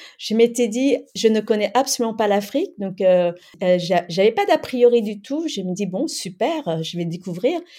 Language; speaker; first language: French; early bilingual, other home language; Khmer